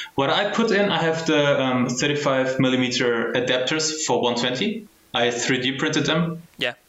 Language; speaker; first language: English; early bilingual, heritage; German